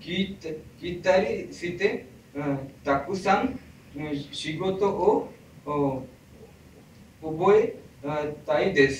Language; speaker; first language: Japanese; non-native, learner; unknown